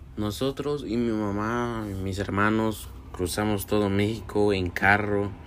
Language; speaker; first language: Spanish; native; Spanish